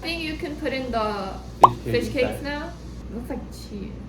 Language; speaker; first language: English; non-native, fluent; Korean